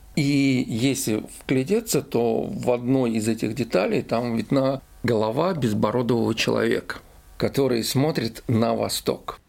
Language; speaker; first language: Russian; native; Russian